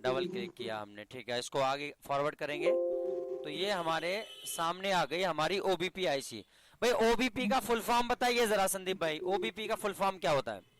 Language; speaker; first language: Hindi; native; Hindi